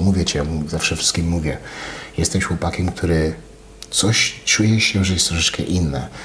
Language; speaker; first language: Polish; non-native, fluent; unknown